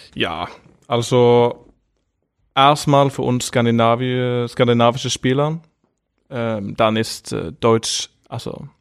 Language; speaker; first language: German; non-native, fluent; Norwegian